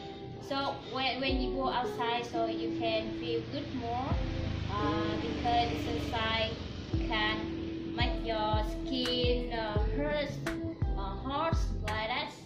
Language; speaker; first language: English; non-native, learner; Vietnamese